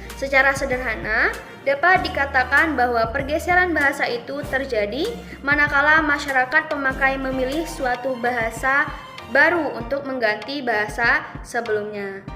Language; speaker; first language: Indonesian; non-native, local second language; Malay